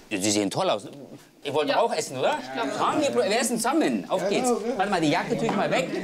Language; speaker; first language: German; early bilingual, other home language; Turkish